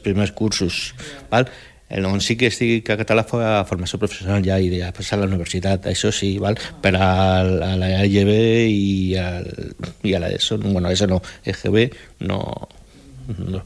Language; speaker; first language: Catalan; early bilingual, other home language; Spanish